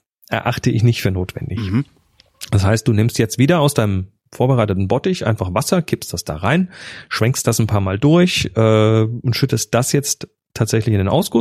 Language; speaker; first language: German; native; German